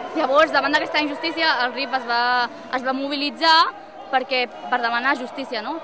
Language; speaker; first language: Catalan; early bilingual, other home language; Riffian